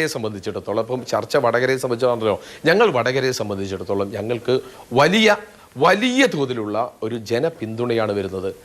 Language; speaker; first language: Malayalam; native; Malayalam